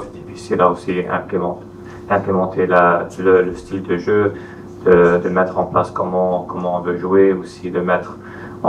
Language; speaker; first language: French; non-native, fluent; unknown